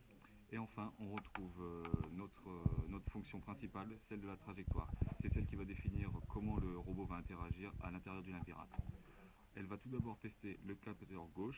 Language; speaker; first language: French; native; French